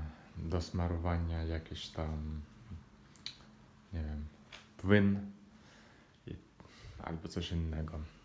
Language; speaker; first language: Polish; non-native, fluent; Ukrainian